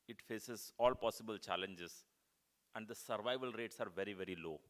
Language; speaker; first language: English; non-native, local second language; Marathi